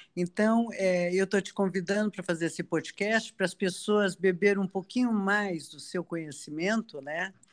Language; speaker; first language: Portuguese; native; Portuguese